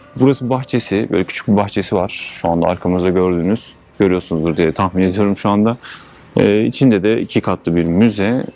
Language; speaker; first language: Turkish; native; Turkish